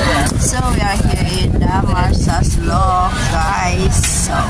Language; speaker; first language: English; non-native, local second language; Filipino